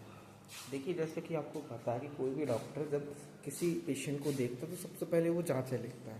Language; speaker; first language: Hindi; native; Hindi